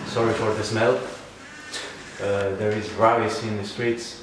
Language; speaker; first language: English; non-native, learner; Spanish